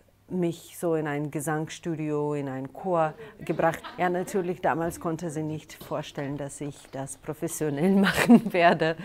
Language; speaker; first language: German; non-native, fluent; Russian